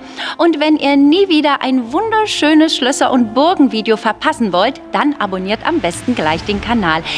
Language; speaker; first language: German; native; German